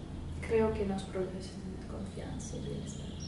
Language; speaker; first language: Spanish; non-native, fluent; Russian